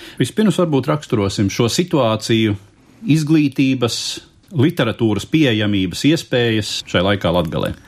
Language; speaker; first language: Latvian; native; Latvian